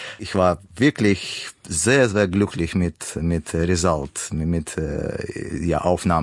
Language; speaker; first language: German; non-native, learner; Russian